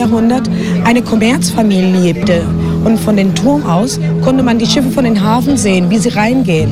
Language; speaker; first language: German; non-native, fluent; Spanish